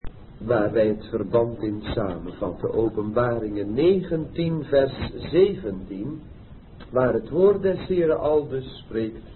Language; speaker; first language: Dutch; native; Dutch